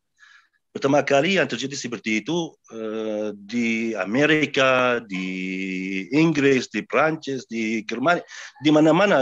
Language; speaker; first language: Indonesian; non-native, fluent; Arabic